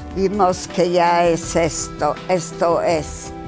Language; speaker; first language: Spanish; non-native, fluent; Yiddish